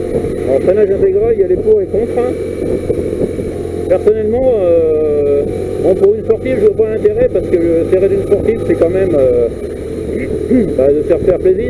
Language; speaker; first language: French; native; French